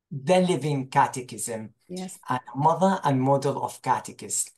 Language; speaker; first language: English; non-native, fluent; Arabic